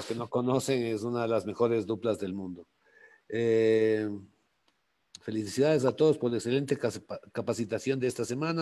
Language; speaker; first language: Spanish; native; Spanish